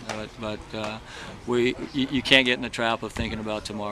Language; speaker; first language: English; native; English